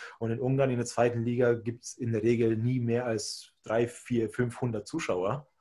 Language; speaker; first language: German; non-native, fluent; Hungarian